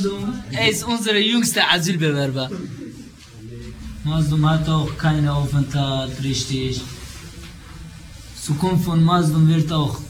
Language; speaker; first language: German; non-native, learner; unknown